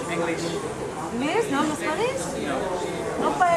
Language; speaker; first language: English; non-native, fluent; Spanish